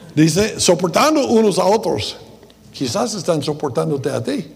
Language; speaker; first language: Spanish; non-native, fluent; English